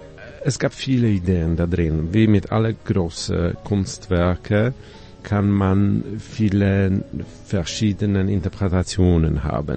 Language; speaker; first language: German; non-native, fluent; Polish